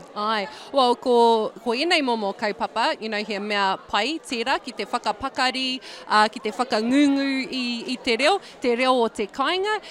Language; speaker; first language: Māori; non-native, local second language; English